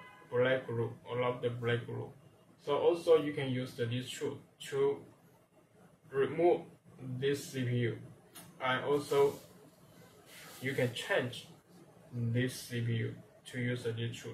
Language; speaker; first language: English; non-native, learner; Chinese